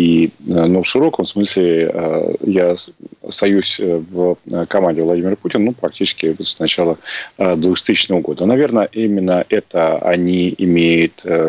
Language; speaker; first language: Russian; native; Russian